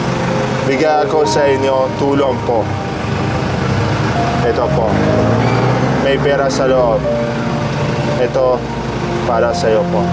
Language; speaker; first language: Filipino; non-native, learner; Arabic